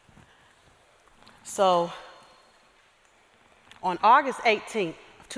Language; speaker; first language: English; native; English